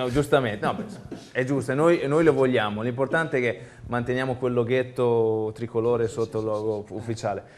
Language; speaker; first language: Italian; native; Italian